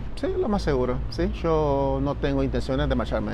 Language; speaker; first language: Spanish; native; Spanish